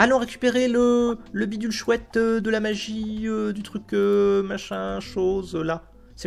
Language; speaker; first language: French; native; French